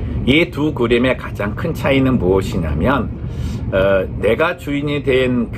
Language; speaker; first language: Korean; native; Korean